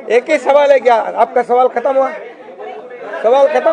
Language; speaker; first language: Hindi; non-native, local second language; Marathi